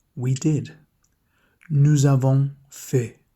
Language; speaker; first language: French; non-native, fluent; English